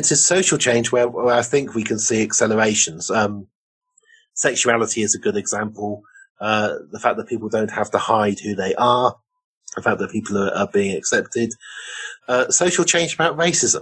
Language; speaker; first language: English; native; English